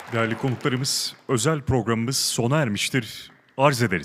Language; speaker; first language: Turkish; native; Turkish